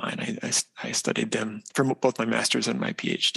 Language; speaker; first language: English; native; English